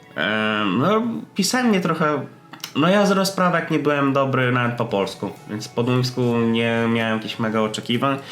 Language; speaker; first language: Polish; native; Polish